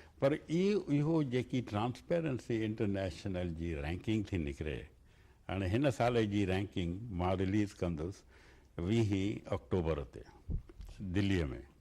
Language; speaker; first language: Sindhi; native; Sindhi